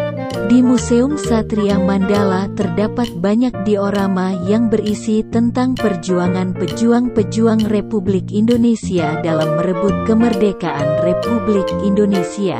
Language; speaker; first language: Indonesian; native; Indonesian